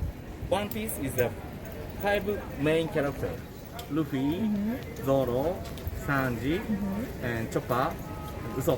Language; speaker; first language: English; non-native, learner; Japanese